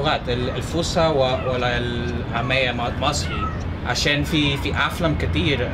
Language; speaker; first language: Arabic; non-native, learner; English